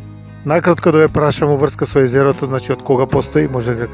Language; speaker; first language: Macedonian; native; Macedonian